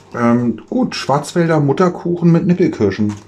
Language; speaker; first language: German; native; German